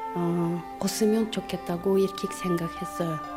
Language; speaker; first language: Korean; non-native, learner; Russian